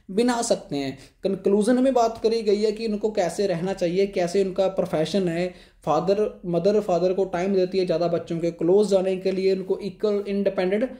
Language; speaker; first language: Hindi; non-native, local second language; Punjabi